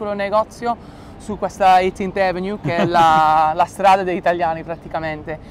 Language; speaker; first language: Italian; early bilingual, other home language; English